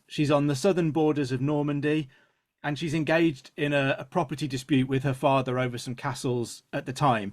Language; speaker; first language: English; native; English